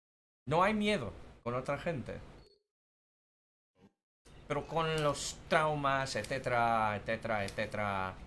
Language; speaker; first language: Spanish; non-native, fluent; English